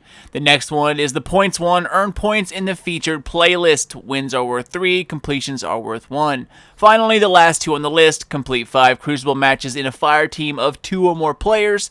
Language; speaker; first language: English; native; English